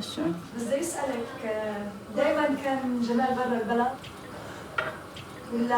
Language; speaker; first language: Arabic; native; Arabic